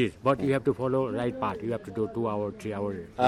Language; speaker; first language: English; non-native, learner; Nepali